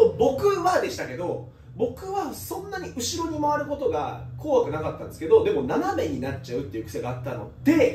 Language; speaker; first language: Japanese; native; Japanese